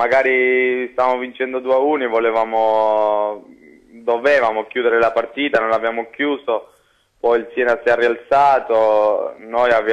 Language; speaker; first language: Italian; non-native, fluent; Spanish